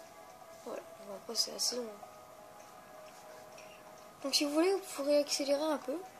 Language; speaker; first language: French; native; French